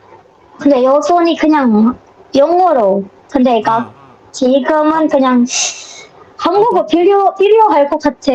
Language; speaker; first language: Korean; non-native, learner; Indonesian